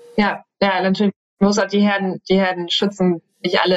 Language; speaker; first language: German; native; German